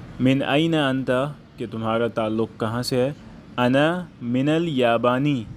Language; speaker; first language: Urdu; native; Urdu